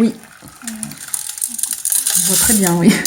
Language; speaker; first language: French; native; French